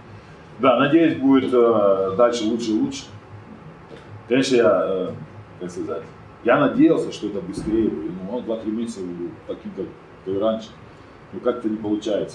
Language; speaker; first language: Russian; non-native, fluent; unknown